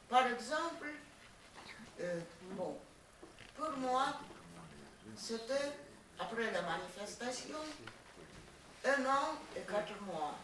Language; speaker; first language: French; non-native, fluent; Russian